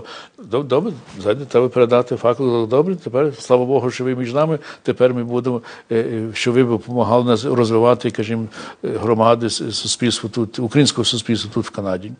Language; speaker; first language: Ukrainian; early bilingual, heritage; English